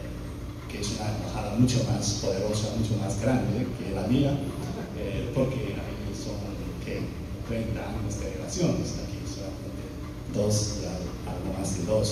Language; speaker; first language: Spanish; non-native, fluent; Chinese